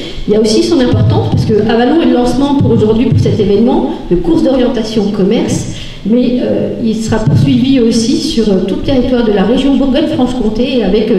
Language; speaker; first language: French; native; French